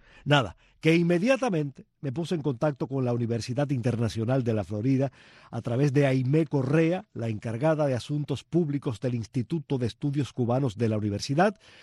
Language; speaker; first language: Spanish; native; Spanish